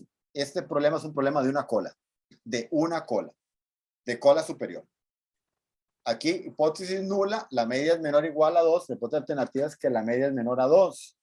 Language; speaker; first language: Spanish; native; Spanish